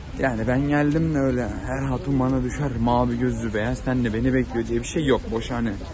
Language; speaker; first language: Turkish; native; Turkish